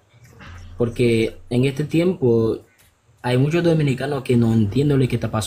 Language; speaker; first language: Spanish; non-native, local second language; Haitian Creole